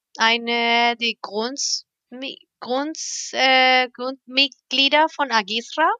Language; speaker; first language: German; non-native, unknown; Spanish